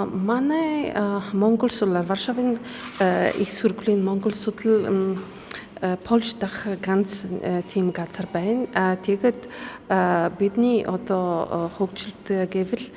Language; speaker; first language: Mongolian; non-native, fluent; Polish